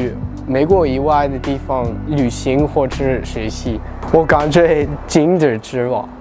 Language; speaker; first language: Chinese; non-native, learner; English